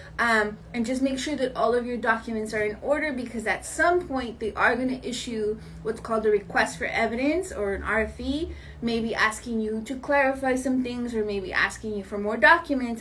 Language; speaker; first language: English; early bilingual, other home language; Spanish